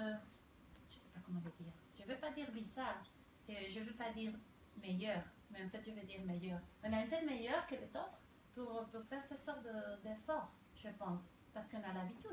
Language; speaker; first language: French; non-native, fluent; Spanish